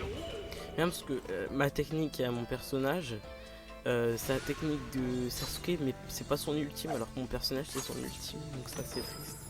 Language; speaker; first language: French; native; French